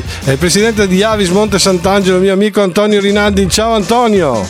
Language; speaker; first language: Italian; native; Italian